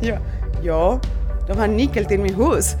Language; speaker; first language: Swedish; non-native, learner; Spanish